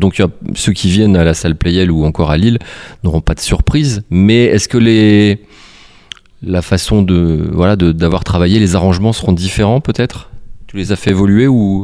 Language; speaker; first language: French; native; French